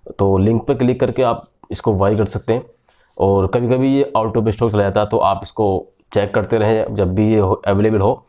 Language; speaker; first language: Hindi; native; Hindi